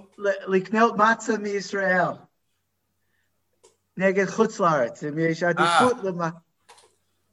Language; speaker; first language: Hebrew; non-native, fluent; English